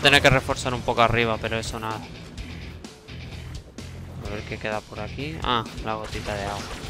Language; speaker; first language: Spanish; native; Spanish